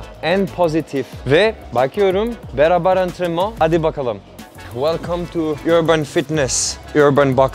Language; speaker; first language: Turkish; non-native, learner; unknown